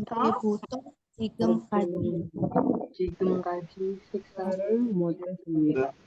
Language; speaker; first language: Korean; non-native, learner; Indonesian